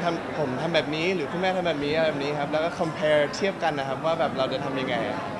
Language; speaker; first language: Thai; non-native, local second language; English